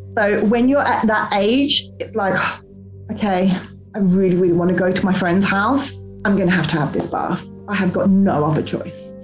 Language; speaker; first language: English; native; English